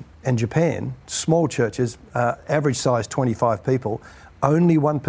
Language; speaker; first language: English; native; English